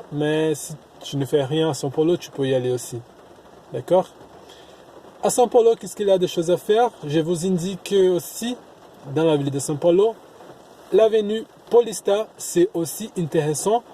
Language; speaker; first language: French; non-native, fluent; Portuguese